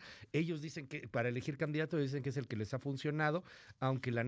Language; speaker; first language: Spanish; native; Spanish